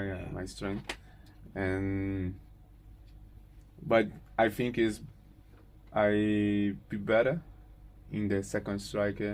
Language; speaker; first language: English; non-native, learner; Portuguese